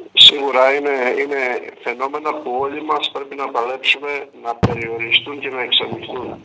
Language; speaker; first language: Greek; native; Greek